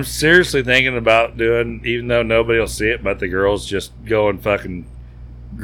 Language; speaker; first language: English; native; English